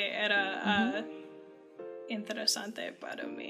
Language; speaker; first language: Spanish; non-native, learner; English